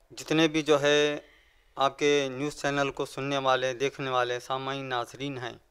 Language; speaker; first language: Urdu; native; Urdu